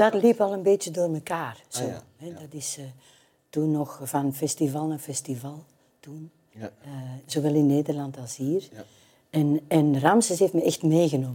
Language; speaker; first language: Dutch; native; Dutch